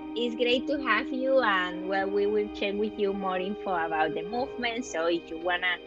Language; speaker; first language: English; non-native, learner; Spanish